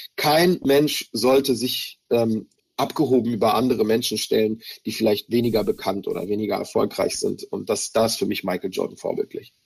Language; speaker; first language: German; early bilingual, other home language; Hebrew